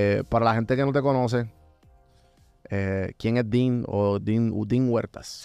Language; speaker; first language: Spanish; native; Spanish